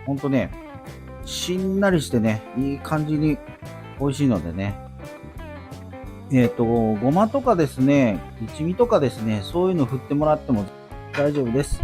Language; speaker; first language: Japanese; native; Japanese